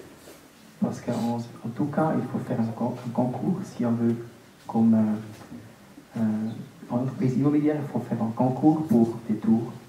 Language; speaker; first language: French; non-native, local second language; German